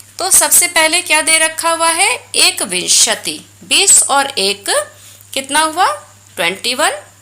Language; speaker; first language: Hindi; native; Hindi